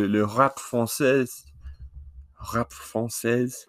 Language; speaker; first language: French; non-native, learner; English